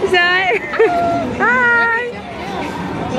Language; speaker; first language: Norwegian; native; Norwegian